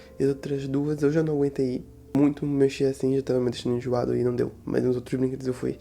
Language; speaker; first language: Portuguese; native; Portuguese